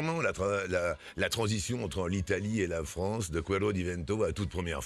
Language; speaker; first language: French; native; French